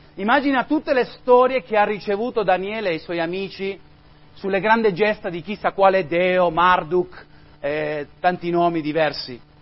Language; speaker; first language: Italian; non-native, fluent; Spanish